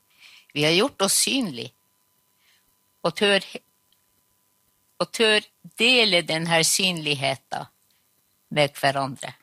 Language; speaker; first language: Norwegian; non-native, local second language; Northern Sami